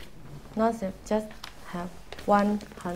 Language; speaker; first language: English; non-native, learner; Thai